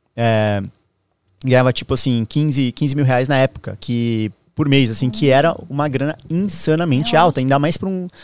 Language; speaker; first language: Portuguese; native; Portuguese